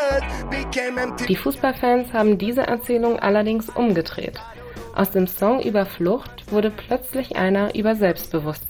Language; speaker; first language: German; native; German